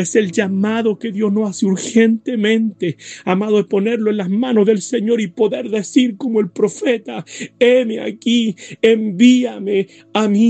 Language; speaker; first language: Spanish; native; Spanish